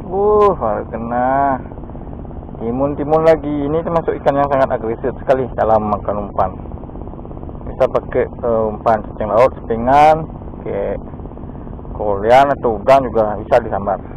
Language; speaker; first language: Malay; non-native, local second language; Balinese